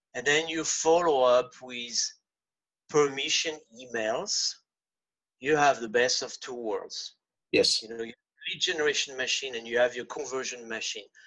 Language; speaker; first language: English; non-native, fluent; French